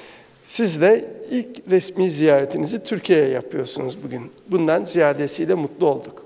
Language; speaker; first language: Turkish; native; Turkish